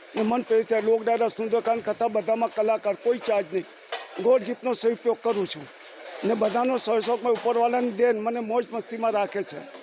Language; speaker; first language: Gujarati; native; Gujarati